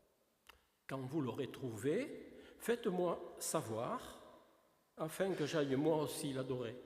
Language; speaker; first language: French; native; French